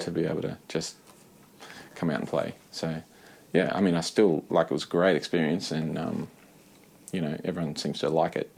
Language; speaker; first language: English; native; English